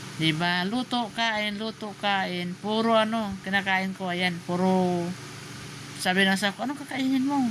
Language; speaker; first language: Filipino; non-native, local second language; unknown